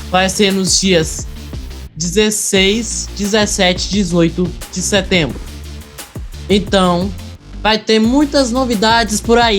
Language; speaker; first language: Portuguese; native; Portuguese